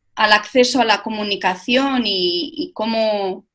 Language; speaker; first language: Spanish; native; Spanish